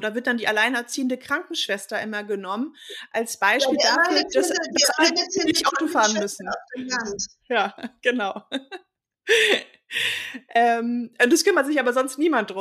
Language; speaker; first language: German; native; German